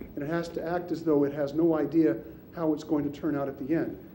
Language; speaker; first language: English; native; English